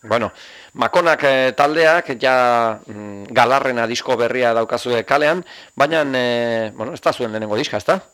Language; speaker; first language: Basque; native; Basque